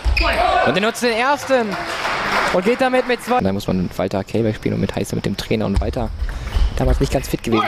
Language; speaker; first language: German; native; German